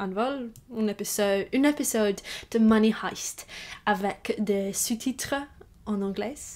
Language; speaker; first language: French; non-native, learner; English